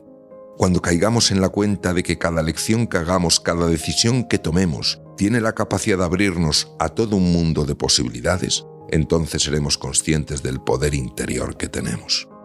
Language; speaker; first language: Spanish; native; Spanish